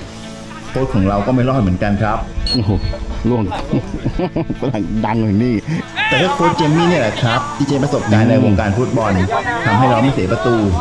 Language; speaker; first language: Thai; native; Thai